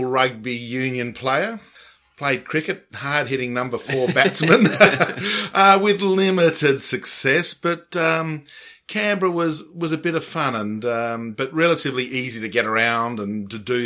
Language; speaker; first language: English; native; English